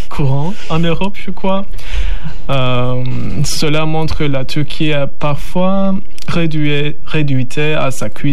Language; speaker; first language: French; non-native, learner; Turkish